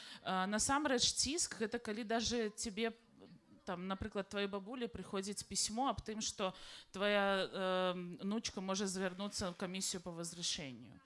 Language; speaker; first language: Belarusian; native; Belarusian